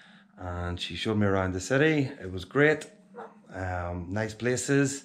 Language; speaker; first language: English; native; English